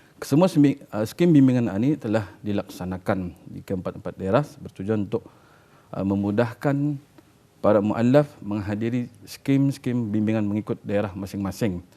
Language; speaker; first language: Malay; native; Malay